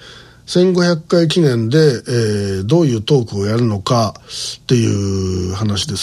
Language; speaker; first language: Japanese; native; Japanese